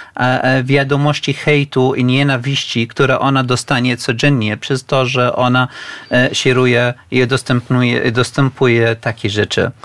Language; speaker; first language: Polish; non-native, fluent; Arabic